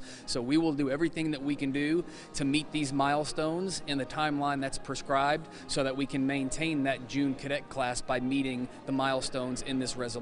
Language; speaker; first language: English; native; English